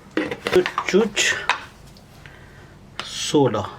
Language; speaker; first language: Russian; non-native, learner; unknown